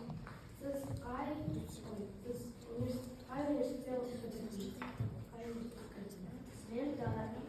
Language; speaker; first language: Kazakh; non-native, local second language; Russian